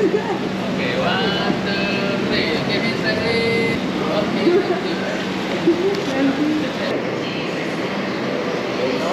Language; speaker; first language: English; non-native, learner; French